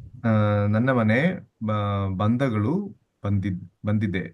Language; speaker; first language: Kannada; non-native, learner; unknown